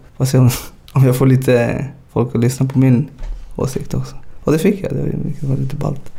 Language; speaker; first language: Swedish; early bilingual, other home language; Spanish